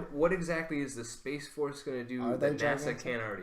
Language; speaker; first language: English; native; English